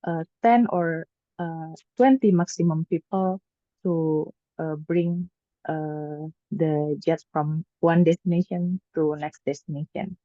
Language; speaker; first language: English; non-native, learner; Indonesian